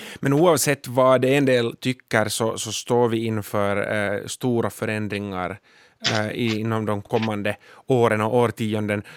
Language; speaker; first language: Swedish; native; Swedish